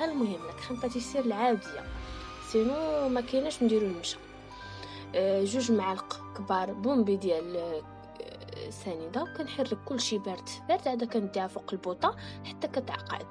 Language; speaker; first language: Arabic; native; Arabic